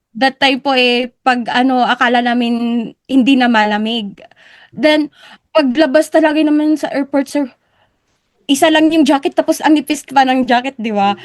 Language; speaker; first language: Filipino; native; Filipino